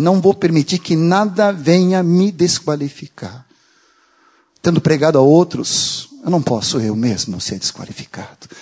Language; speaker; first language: Portuguese; non-native, fluent; Swedish